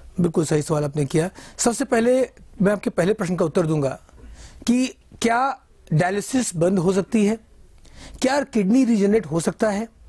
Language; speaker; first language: Hindi; native; Hindi